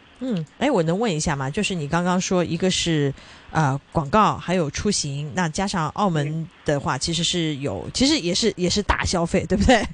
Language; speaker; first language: Chinese; non-native, local second language; Cantonese